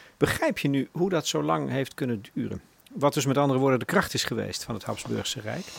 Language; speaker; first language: Dutch; native; Dutch